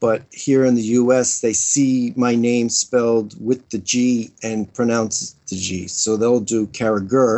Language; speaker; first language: English; native; English